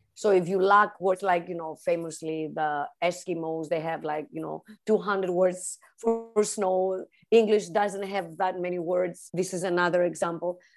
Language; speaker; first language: English; non-native, fluent; Greek